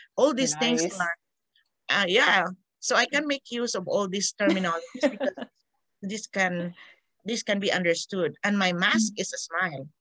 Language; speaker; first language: English; non-native, local second language; Hiligaynon